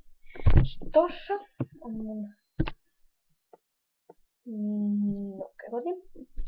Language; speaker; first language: Finnish; native; Finnish